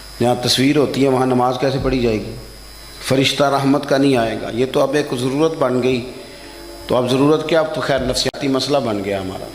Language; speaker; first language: Urdu; non-native, local second language; Punjabi